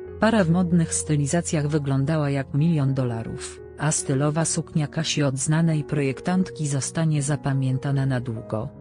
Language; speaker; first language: Polish; native; Polish